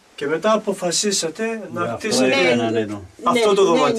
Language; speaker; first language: Greek; native; Greek